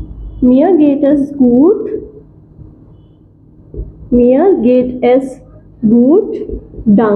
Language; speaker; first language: German; non-native, fluent; Hindi